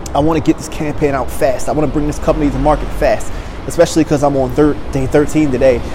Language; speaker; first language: English; native; English